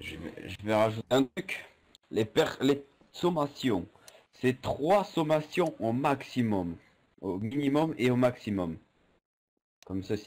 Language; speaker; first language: French; native; French